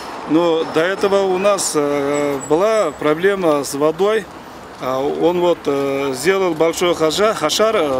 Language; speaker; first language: Russian; non-native, local second language; Kyrgyz